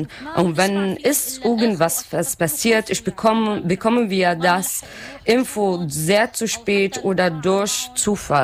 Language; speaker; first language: German; non-native, learner; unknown